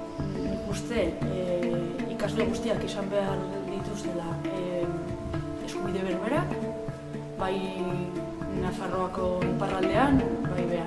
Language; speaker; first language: Basque; non-native, local second language; Spanish